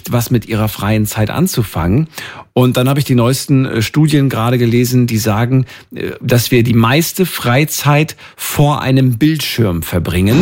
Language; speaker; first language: German; native; German